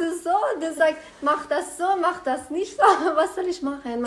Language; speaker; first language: German; non-native, learner; Persian